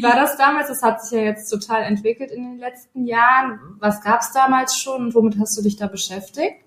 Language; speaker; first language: German; native; German